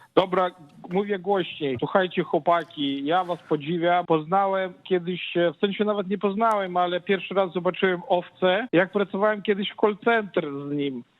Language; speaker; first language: Polish; non-native, fluent; Latvian